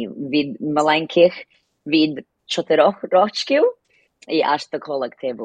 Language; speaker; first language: Ukrainian; early bilingual, heritage; Ukrainian